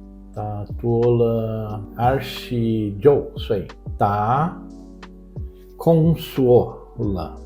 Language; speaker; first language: Chinese; non-native, learner; Portuguese